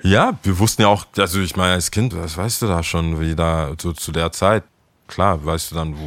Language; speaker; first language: German; early bilingual, other home language; Akan